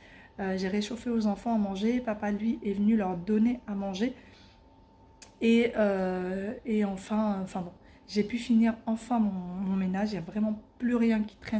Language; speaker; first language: French; native; French